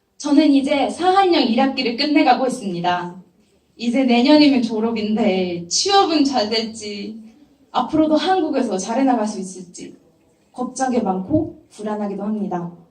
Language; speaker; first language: Korean; non-native, fluent; Japanese